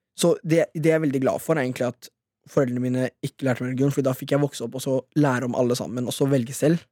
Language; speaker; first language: Norwegian; early bilingual, other home language; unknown